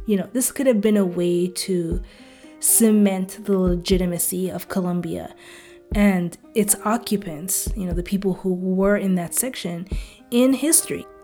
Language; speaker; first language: English; early bilingual, other home language; Arabic